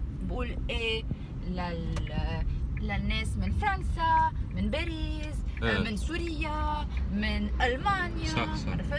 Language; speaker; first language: Arabic; native; Arabic